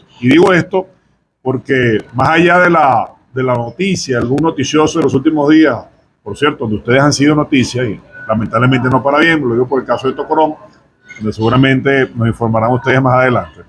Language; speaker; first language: Spanish; native; Spanish